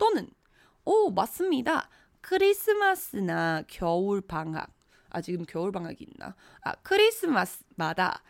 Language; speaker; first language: Korean; non-native, fluent; Chinese